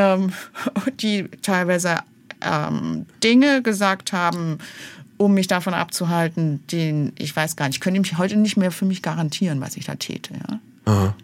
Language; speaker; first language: German; native; German